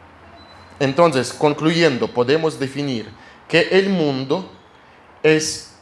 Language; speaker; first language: Spanish; non-native, fluent; Russian